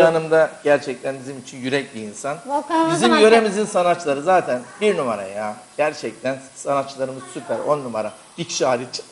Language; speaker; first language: Turkish; native; Turkish